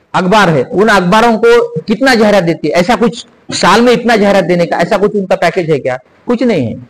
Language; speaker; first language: Hindi; non-native, local second language; Marathi